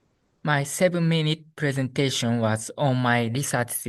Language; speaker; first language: English; non-native, learner; Japanese